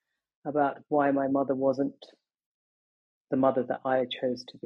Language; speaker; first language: English; native; English